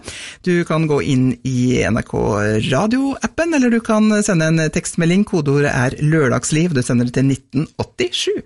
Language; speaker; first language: Norwegian; native; Norwegian